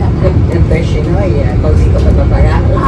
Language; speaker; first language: Italian; non-native, learner; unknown